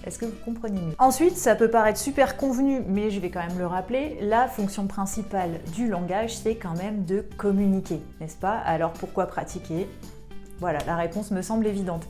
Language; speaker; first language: French; native; French